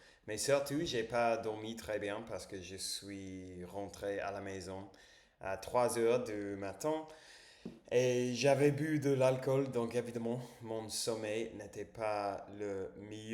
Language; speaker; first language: French; non-native, learner; English